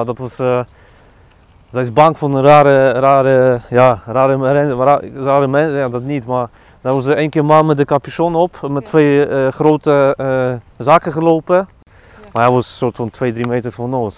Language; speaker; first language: Dutch; non-native, learner; Polish